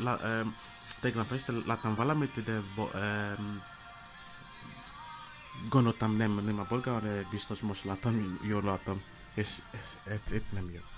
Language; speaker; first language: Hungarian; non-native, learner; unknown